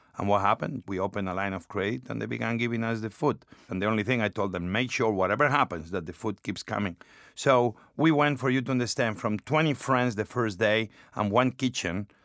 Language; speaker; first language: English; non-native, fluent; Spanish